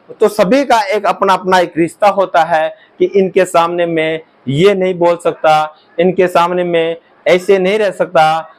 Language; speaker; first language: Hindi; native; Hindi